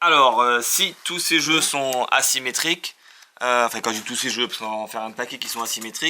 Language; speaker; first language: French; native; French